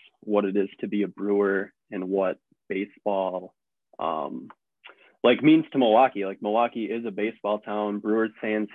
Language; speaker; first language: English; native; English